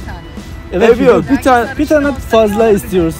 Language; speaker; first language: Turkish; non-native, learner; Persian